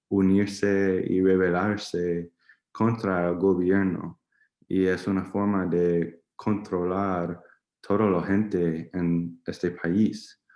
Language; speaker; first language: Spanish; non-native, learner; English